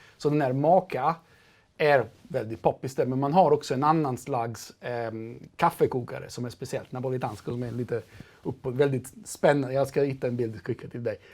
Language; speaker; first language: Swedish; non-native, fluent; Italian